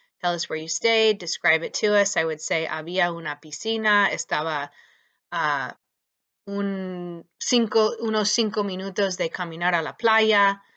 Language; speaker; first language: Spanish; non-native, fluent; English